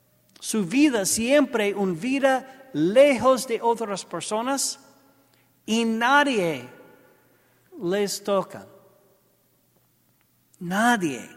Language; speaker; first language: Spanish; non-native, learner; English